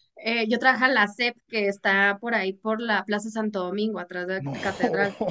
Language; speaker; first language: Spanish; native; Spanish